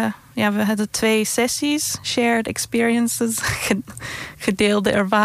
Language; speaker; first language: Dutch; non-native, fluent; Turkish